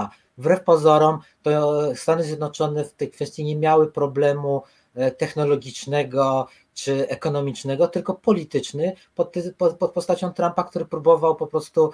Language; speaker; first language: Polish; native; Polish